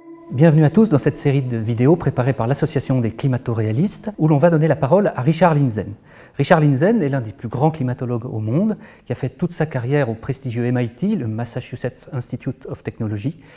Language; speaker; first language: French; native; French